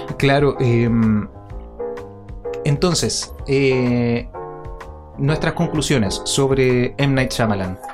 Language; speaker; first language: Spanish; native; Spanish